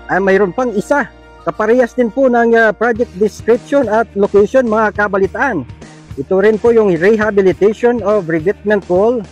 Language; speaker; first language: Filipino; non-native, local second language; Bikol